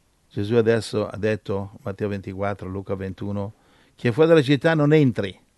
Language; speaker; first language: Italian; native; Italian